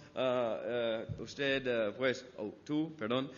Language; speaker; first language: Spanish; non-native, fluent; English